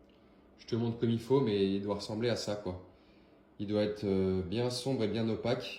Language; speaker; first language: French; native; French